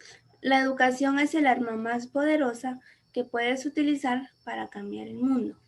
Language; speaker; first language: Spanish; native; Spanish